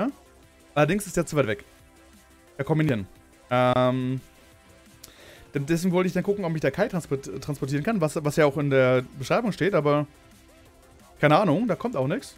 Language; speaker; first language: German; native; German